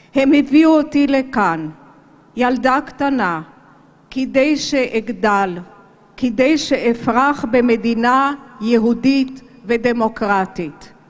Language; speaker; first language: Hebrew; early bilingual, other home language; Romanian